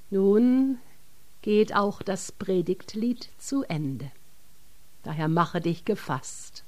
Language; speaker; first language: German; native; German